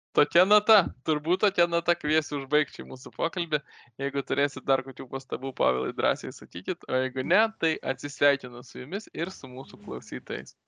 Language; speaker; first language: Lithuanian; native; Lithuanian